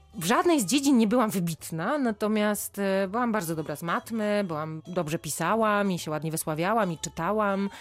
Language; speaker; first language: Polish; native; Polish